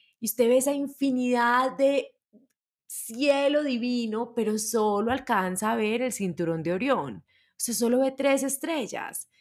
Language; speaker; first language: Spanish; native; Spanish